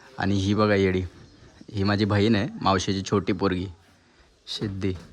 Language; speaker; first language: Marathi; native; Marathi